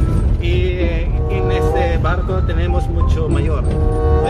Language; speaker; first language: Spanish; non-native, learner; Filipino